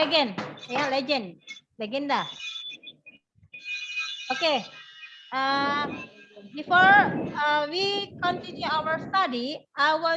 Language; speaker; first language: English; non-native, learner; Indonesian